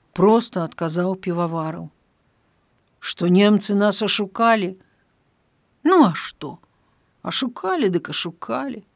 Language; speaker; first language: Belarusian; native; Belarusian